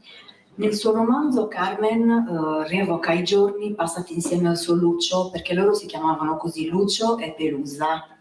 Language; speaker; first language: Italian; native; Italian